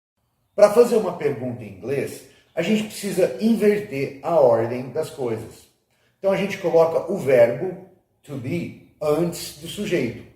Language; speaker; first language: Portuguese; non-native, fluent; English